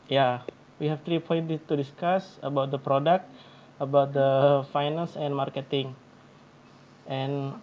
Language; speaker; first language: English; non-native, learner; Indonesian